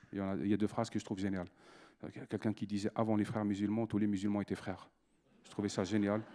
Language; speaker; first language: French; non-native, local second language; Arabic